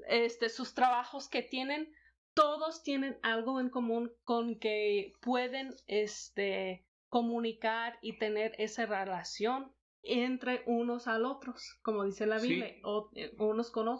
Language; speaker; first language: Spanish; non-native, fluent; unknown